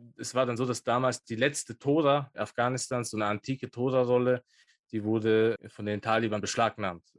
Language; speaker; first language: German; early bilingual, other home language; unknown